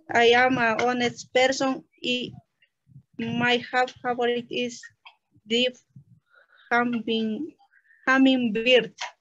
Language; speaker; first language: English; non-native, learner; Spanish